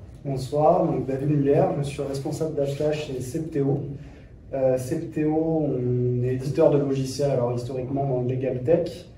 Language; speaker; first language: French; native; French